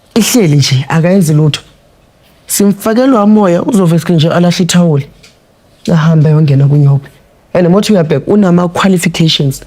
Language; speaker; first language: Zulu; non-native, local second language; Tsonga